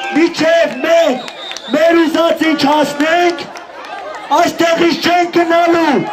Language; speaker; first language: Armenian; native; Armenian